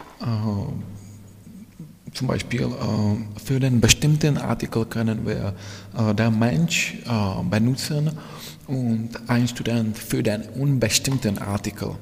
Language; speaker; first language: German; non-native, fluent; Czech